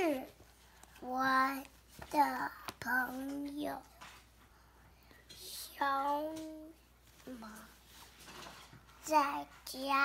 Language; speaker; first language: Chinese; early bilingual, heritage; Chinese